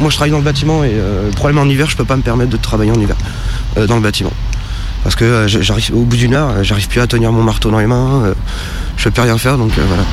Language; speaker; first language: French; native; French